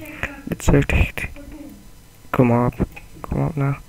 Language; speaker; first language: Dutch; native; Dutch